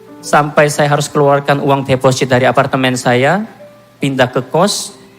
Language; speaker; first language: Indonesian; non-native, fluent; Korean